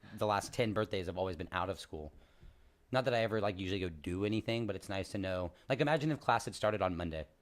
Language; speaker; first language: English; native; English